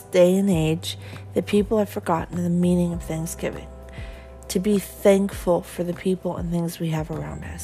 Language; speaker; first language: English; native; English